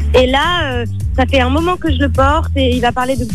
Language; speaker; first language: French; native; French